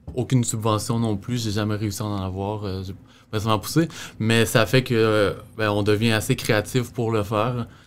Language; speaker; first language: French; native; French